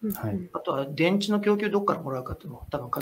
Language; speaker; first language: Japanese; native; Japanese